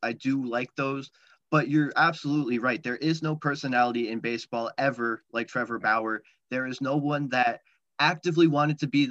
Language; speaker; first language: English; native; English